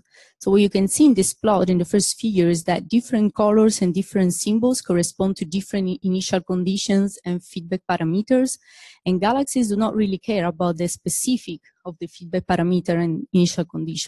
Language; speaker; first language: English; non-native, fluent; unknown